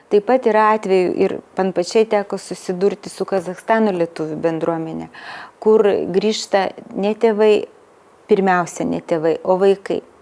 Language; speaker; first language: Lithuanian; native; Lithuanian